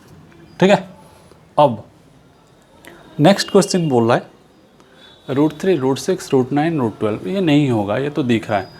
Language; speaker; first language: Hindi; non-native, local second language; Odia